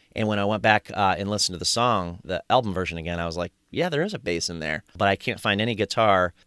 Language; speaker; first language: English; native; English